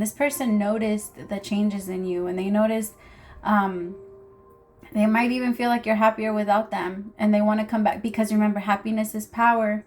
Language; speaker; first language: English; native; English